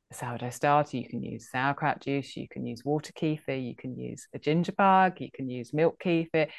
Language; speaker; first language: English; native; English